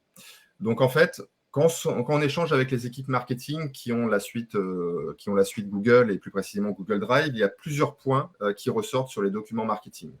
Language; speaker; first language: French; native; French